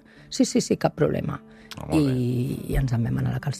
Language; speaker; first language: Catalan; native; Catalan